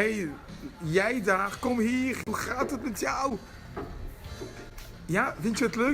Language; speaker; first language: Dutch; non-native, learner; French